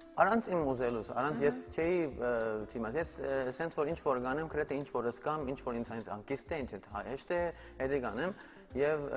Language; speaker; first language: Armenian; early bilingual, heritage; Armenian